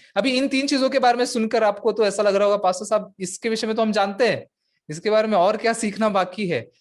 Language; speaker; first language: Hindi; non-native, local second language; Marathi